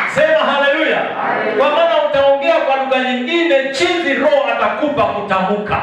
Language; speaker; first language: Swahili; non-native, local second language; Luyia